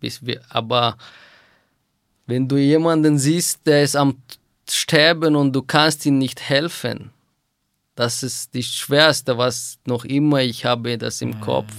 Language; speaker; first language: German; non-native, fluent; Persian